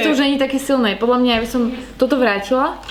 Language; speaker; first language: Slovak; native; Slovak